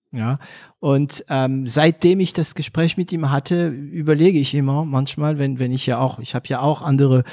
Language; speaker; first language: German; non-native, fluent; French